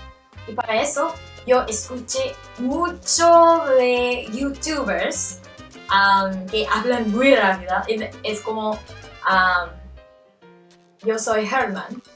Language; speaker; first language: Spanish; non-native, learner; English